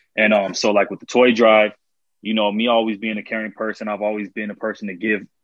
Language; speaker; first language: English; native; English